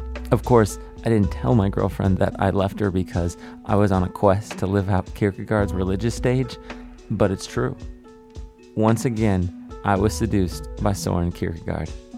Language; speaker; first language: English; native; English